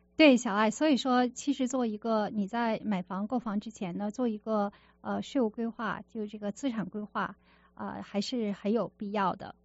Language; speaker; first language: Chinese; native; Chinese